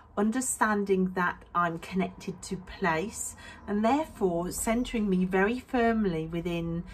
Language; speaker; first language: English; native; English